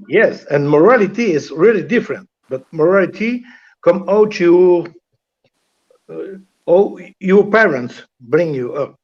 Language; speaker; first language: English; non-native, learner; French